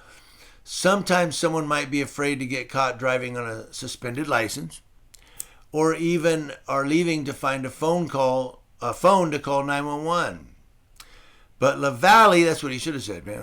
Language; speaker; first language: English; native; English